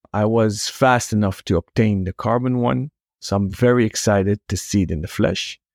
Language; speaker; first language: English; non-native, fluent; Hebrew